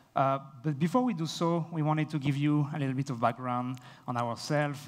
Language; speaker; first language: English; non-native, fluent; French